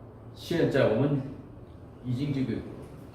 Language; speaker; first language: Chinese; non-native, fluent; Korean